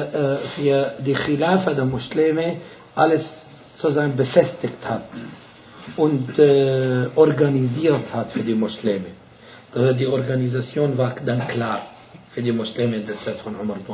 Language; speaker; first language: German; non-native, fluent; Arabic